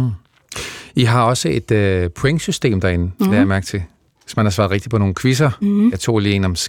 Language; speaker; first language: Danish; native; Danish